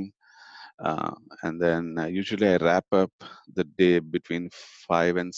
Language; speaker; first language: English; non-native, local second language; Tamil